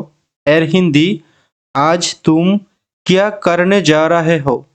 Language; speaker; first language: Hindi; non-native, fluent; Bangla